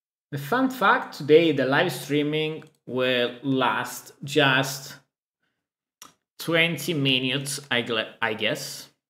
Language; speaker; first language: English; non-native, fluent; Italian